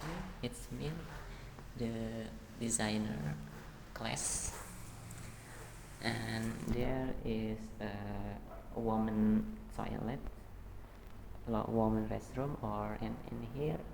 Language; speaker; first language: English; non-native, learner; Indonesian